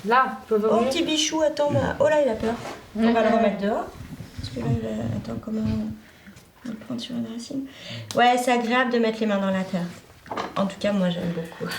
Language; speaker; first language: French; native; French